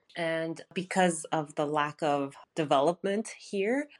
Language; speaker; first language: English; native; English